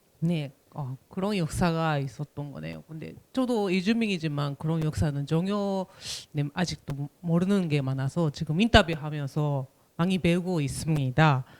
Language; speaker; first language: Korean; non-native, fluent; Japanese